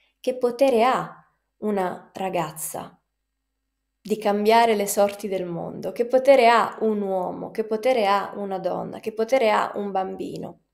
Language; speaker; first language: Italian; native; Italian